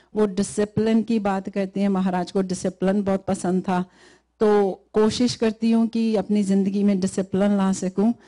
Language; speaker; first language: Hindi; native; Hindi